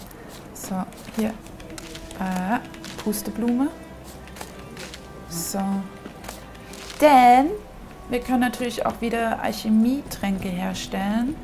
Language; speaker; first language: German; native; German